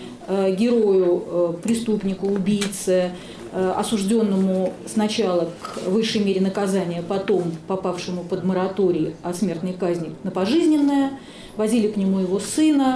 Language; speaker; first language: Russian; native; Russian